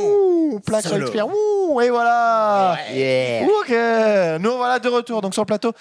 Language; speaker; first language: French; native; French